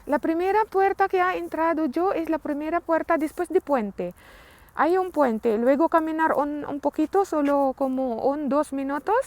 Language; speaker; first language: Spanish; non-native, learner; Filipino